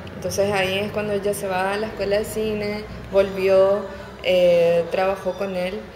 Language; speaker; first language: Spanish; native; Spanish